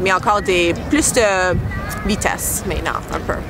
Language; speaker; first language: French; non-native, local second language; English